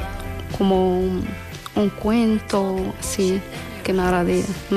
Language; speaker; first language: Catalan; non-native, learner; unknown